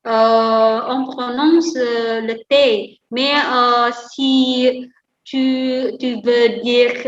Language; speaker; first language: French; non-native, fluent; Indonesian